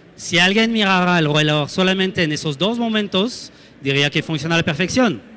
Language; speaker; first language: Spanish; non-native, fluent; French